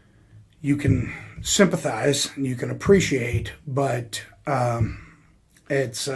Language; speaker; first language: English; native; English